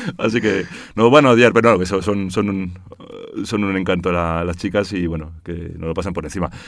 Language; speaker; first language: Spanish; early bilingual, heritage; Spanish